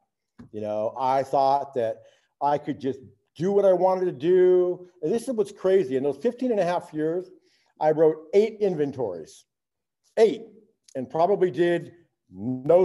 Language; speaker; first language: English; native; English